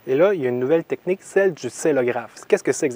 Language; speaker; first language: French; native; French